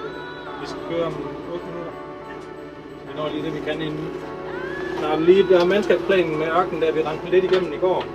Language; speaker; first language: Danish; native; Danish